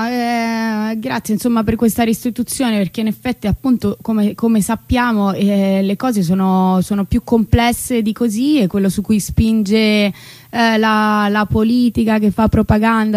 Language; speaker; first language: Italian; native; Italian